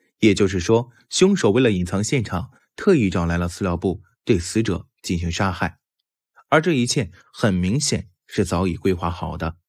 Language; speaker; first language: Chinese; native; Chinese